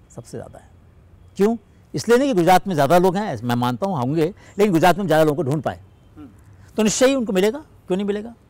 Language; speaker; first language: Hindi; native; Hindi